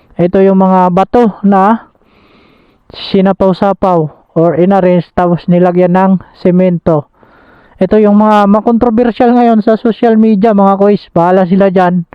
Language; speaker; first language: Filipino; non-native, local second language; Waray